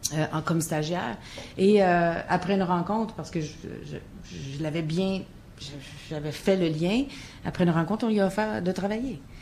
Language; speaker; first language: French; native; French